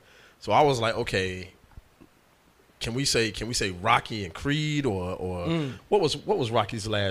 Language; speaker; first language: English; native; English